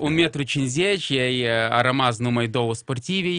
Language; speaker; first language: Romanian; non-native, local second language; Russian